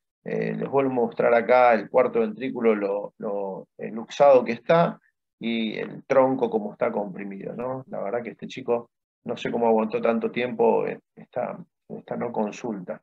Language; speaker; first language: Spanish; native; Spanish